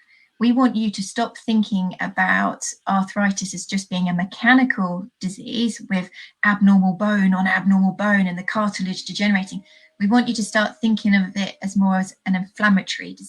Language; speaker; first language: English; native; English